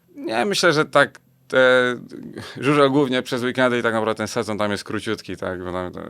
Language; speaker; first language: Polish; native; Polish